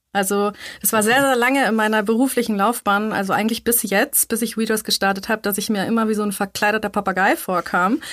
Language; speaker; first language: German; native; German